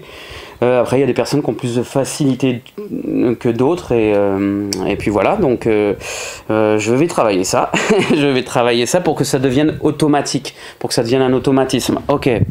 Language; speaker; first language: French; native; French